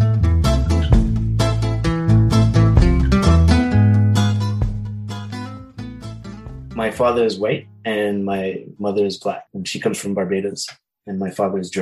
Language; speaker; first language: English; native; English